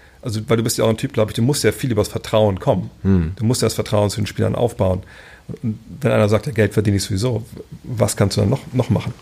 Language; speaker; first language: German; native; German